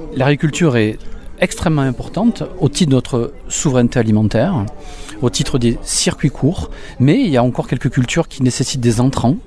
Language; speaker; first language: French; native; French